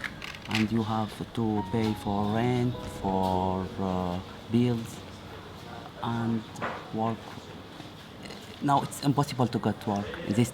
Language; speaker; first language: English; non-native, learner; Arabic